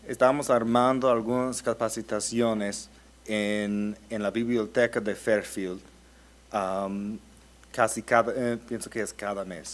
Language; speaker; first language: Spanish; early bilingual, heritage; Spanish